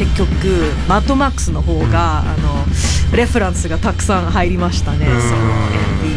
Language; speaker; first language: Japanese; non-native, learner; English